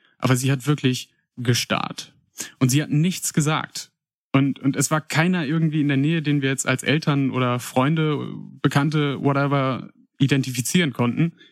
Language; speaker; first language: German; native; German